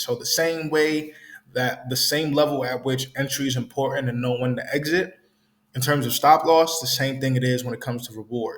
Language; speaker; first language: English; native; English